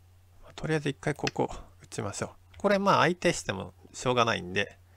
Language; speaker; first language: Japanese; native; Japanese